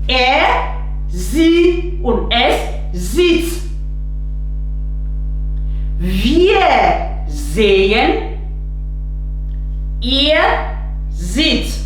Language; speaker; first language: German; non-native, fluent; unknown